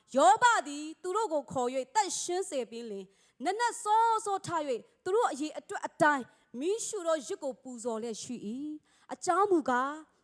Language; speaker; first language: Burmese; non-native, local second language; S'gaw Karen